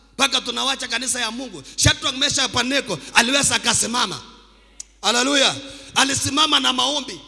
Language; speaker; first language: Swahili; non-native, local second language; Kalenjin